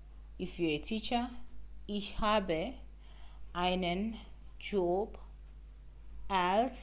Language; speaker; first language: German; non-native, learner; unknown